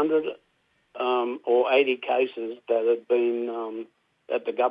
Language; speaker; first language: English; native; English